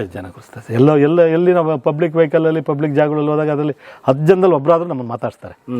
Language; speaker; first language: Kannada; native; Kannada